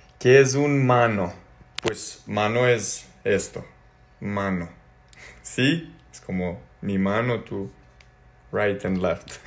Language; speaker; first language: Spanish; non-native, learner; Serbian